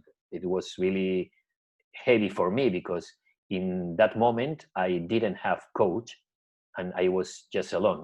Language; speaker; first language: English; non-native, learner; Spanish